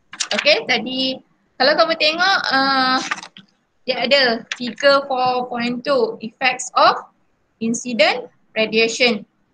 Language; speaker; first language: English; non-native, local second language; Malay